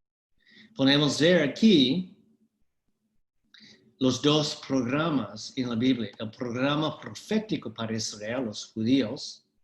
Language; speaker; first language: Spanish; non-native, fluent; English